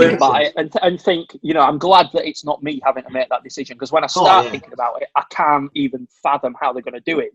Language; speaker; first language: English; native; English